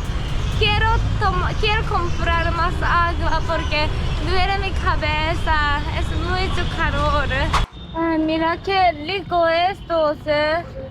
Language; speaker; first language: Spanish; non-native, learner; Japanese